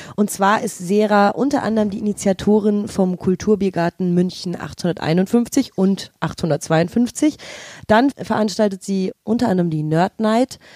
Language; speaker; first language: German; native; German